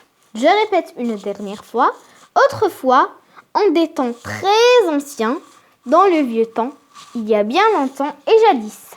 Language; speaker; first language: French; non-native, local second language; Arabic